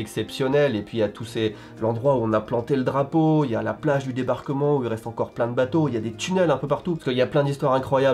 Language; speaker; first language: French; native; French